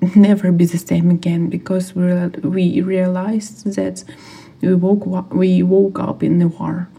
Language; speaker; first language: English; non-native, fluent; Ukrainian